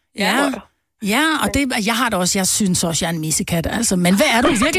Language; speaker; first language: Danish; native; Danish